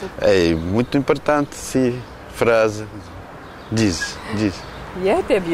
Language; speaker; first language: Portuguese; non-native, learner; Russian